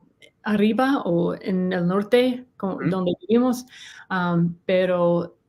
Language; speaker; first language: Spanish; non-native, learner; English